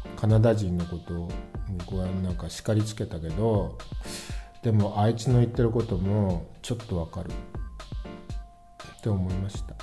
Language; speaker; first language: Japanese; native; Japanese